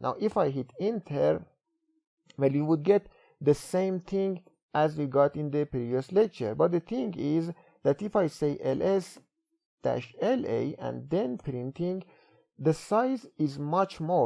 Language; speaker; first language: English; non-native, fluent; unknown